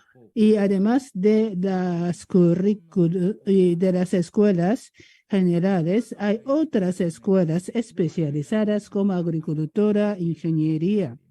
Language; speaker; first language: Spanish; non-native, learner; Japanese